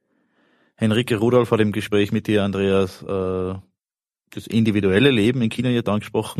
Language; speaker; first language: German; native; German